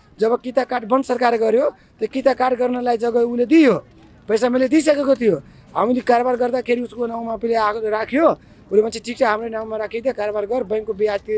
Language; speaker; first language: Nepali; non-native, local second language; Maithili